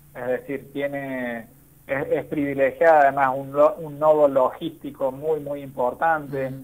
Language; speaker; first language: Spanish; native; Spanish